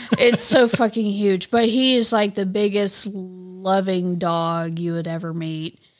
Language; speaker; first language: English; native; English